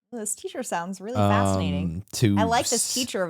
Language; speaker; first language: English; native; English